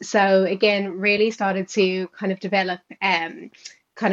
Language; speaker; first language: English; native; English